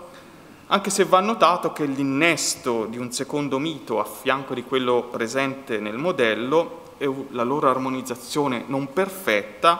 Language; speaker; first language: Italian; native; Italian